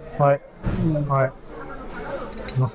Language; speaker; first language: French; native; French